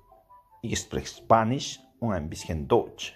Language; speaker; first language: German; non-native, learner; Spanish